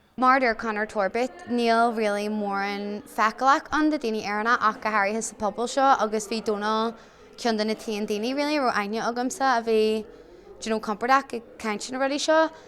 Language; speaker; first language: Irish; non-native, local second language; English